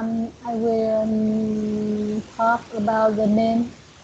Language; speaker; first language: English; non-native, learner; Vietnamese